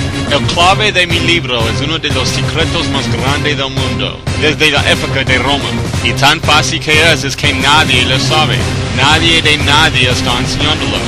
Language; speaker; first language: Spanish; non-native, learner; English